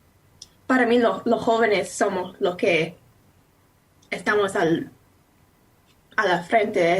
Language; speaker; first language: Spanish; non-native, fluent; English